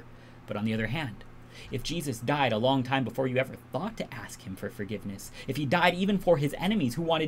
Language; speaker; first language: English; native; English